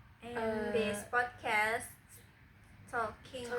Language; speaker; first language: English; non-native, learner; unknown